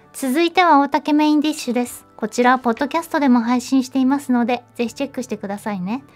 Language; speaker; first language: Japanese; native; Japanese